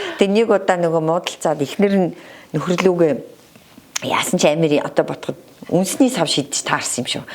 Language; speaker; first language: Mongolian; native; Mongolian